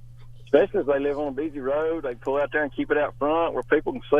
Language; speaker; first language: English; native; English